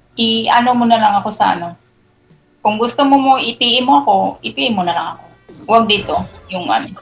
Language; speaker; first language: Filipino; non-native, local second language; Cebuano